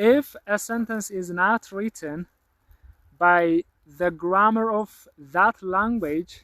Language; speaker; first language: English; non-native, local second language; Amharic